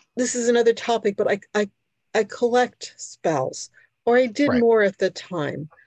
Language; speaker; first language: English; early bilingual, other home language; Hungarian